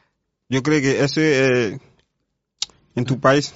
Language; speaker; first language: Spanish; non-native, learner; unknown